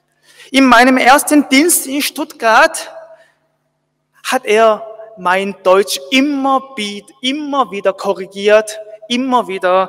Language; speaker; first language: German; non-native, fluent; Korean